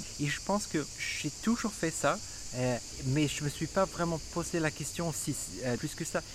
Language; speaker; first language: French; non-native, fluent; Swedish